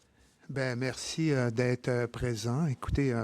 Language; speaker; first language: French; native; French